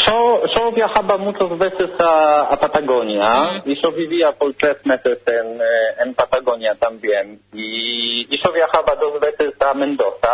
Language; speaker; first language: Spanish; non-native, learner; Polish